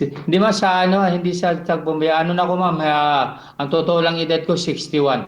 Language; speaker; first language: Filipino; non-native, local second language; Cebuano